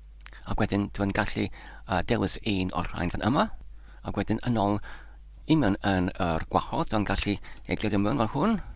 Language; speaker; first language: Welsh; non-native, learner; Polish